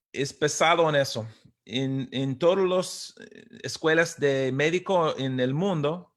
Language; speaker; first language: Spanish; non-native, fluent; English